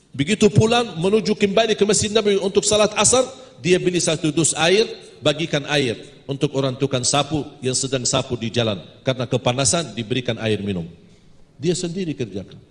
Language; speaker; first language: Malay; non-native, fluent; Arabic